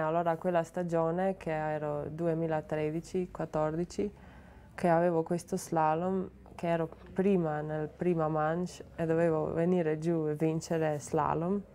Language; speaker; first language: Italian; non-native, learner; Slovenian